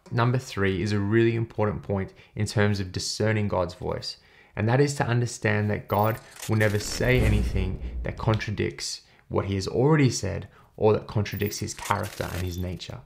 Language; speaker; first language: English; native; English